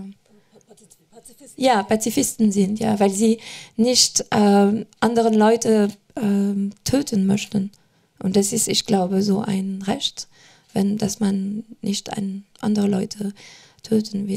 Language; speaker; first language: German; non-native, fluent; French